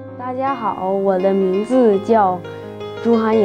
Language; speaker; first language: Chinese; early bilingual, heritage; Chinese